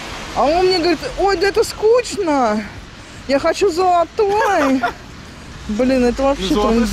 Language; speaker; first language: Russian; native; Russian